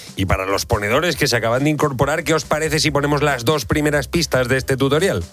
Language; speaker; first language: Spanish; native; Spanish